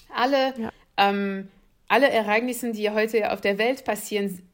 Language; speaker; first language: German; non-native, fluent; French